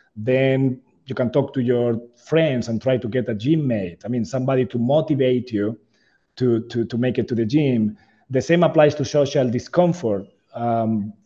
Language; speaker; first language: English; non-native, fluent; Spanish